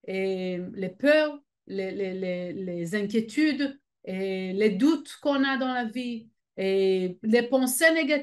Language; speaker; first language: French; non-native, fluent; Hebrew